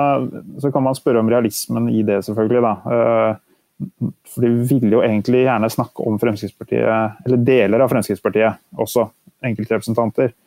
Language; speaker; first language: Norwegian; native; Norwegian